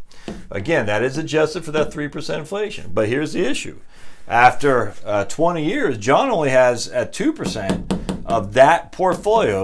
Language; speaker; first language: English; native; English